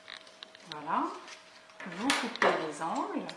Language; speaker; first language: French; native; French